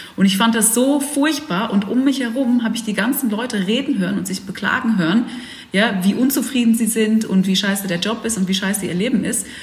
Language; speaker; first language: German; early bilingual, other home language; Dutch